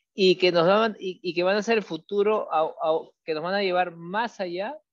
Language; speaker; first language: Spanish; native; Spanish